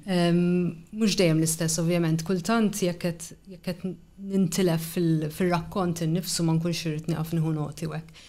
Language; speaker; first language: Maltese; native; Maltese